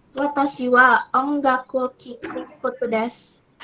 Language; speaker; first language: Japanese; non-native, learner; Indonesian